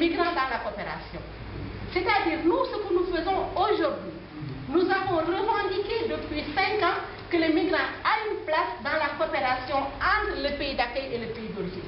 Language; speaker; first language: French; non-native, local second language; Wolof